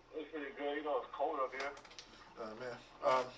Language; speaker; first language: English; native; English